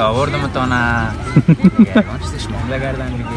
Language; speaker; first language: Persian; native; Persian